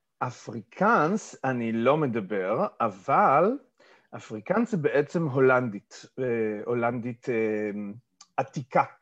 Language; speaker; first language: Hebrew; early bilingual, other home language; English